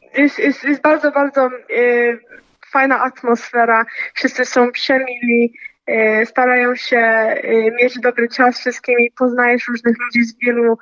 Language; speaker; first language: Polish; early bilingual, heritage; Polish